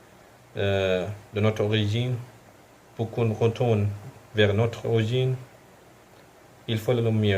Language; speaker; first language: French; non-native, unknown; Arabic